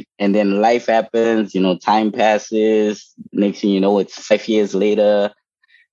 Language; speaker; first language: English; non-native, local second language; Shona